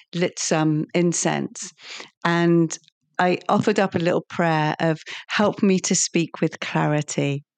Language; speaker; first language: English; native; English